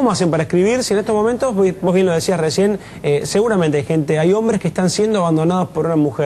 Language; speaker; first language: Spanish; native; Spanish